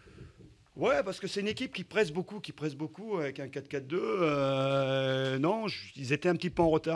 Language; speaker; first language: French; native; French